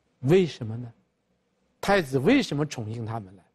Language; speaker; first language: Chinese; native; Chinese